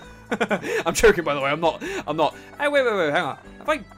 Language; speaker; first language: English; native; English